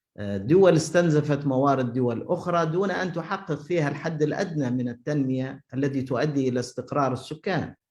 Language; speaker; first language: Arabic; native; Arabic